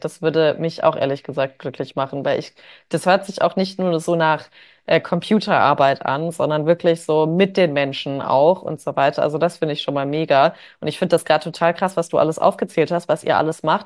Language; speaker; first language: German; native; German